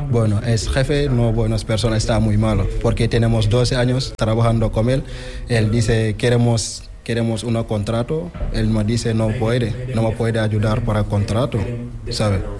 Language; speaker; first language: Spanish; non-native, learner; Wolof